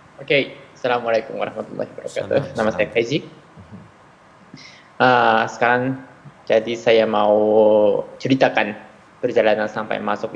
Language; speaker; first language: Indonesian; non-native, fluent; Japanese